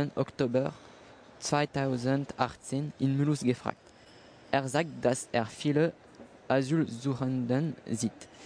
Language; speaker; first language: German; non-native, learner; French